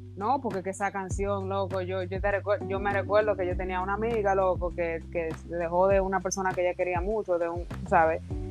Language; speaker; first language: Spanish; early bilingual, heritage; Spanish